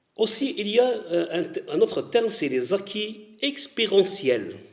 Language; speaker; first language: French; non-native, local second language; Arabic